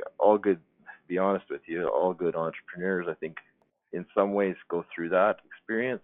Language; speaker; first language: English; native; English